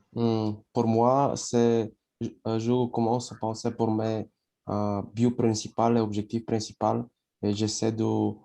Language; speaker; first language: French; non-native, learner; Bulgarian